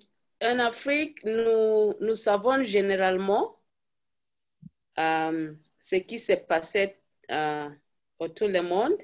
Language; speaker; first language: French; non-native, learner; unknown